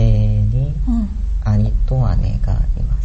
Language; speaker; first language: Japanese; non-native, learner; Korean